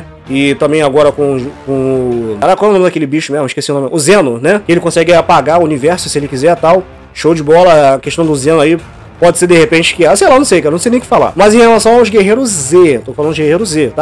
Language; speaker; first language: Portuguese; native; Portuguese